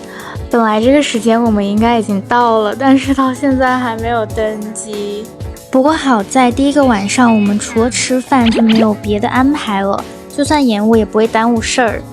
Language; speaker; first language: Chinese; native; Chinese